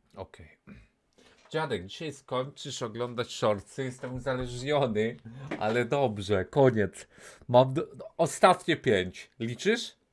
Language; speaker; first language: Polish; native; Polish